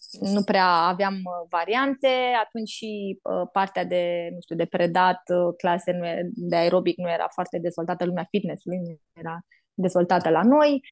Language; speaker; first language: Romanian; native; Romanian